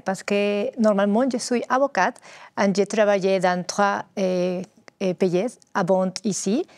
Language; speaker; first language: French; non-native, learner; Spanish